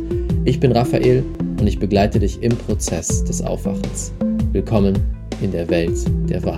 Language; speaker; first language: German; native; German